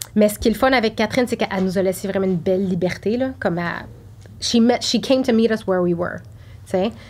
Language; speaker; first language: French; native; French